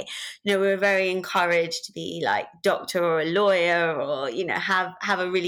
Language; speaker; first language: English; native; English